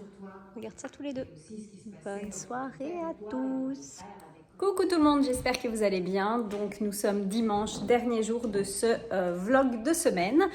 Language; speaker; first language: French; native; French